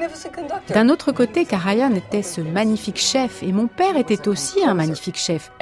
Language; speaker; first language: French; native; French